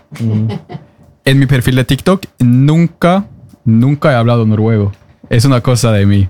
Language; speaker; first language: Spanish; non-native, fluent; Norwegian